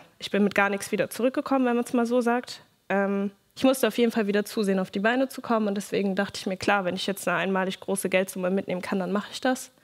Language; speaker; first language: German; native; German